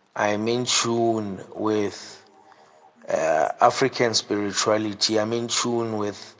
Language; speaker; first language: English; non-native, local second language; Southern Sotho